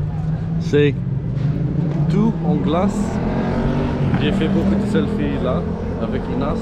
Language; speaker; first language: French; non-native, learner; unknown